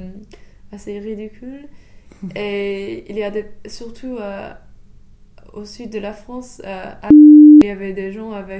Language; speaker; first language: French; non-native, fluent; English